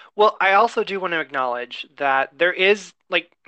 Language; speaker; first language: English; native; English